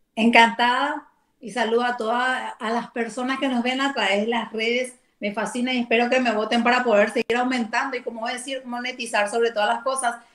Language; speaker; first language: Spanish; native; Spanish